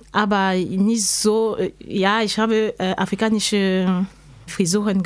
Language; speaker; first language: German; non-native, learner; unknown